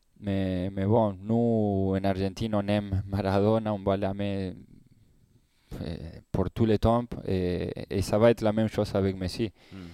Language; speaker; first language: French; non-native, learner; Spanish